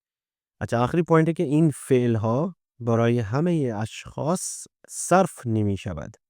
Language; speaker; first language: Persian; non-native, fluent; Urdu